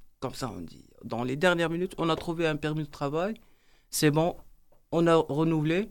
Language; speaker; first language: French; non-native, learner; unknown